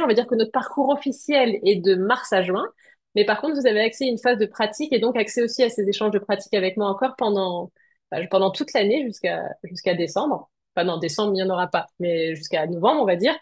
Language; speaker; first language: French; native; French